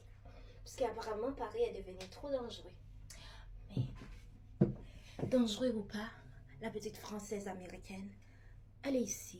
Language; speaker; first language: French; early bilingual, other home language; Haitian Creole